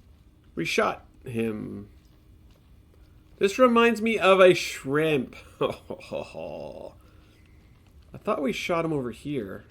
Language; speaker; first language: English; native; English